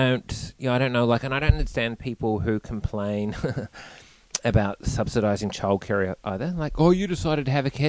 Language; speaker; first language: English; native; English